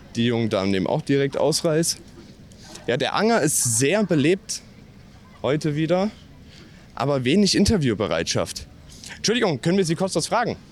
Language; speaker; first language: German; native; German